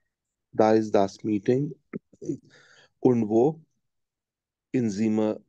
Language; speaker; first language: German; non-native, learner; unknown